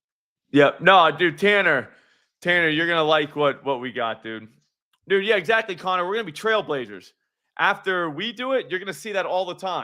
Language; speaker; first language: English; native; English